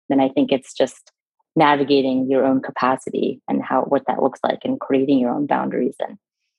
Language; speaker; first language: English; native; English